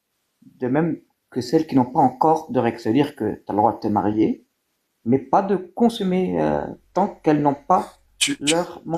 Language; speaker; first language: French; native; French